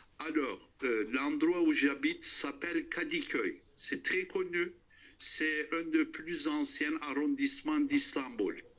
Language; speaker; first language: French; non-native, fluent; Turkish